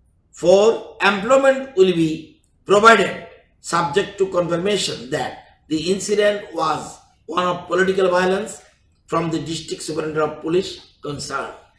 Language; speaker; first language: English; non-native, local second language; Bangla